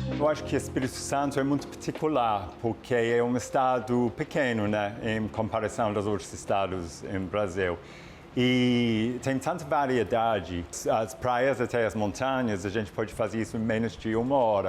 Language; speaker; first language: Portuguese; non-native, fluent; English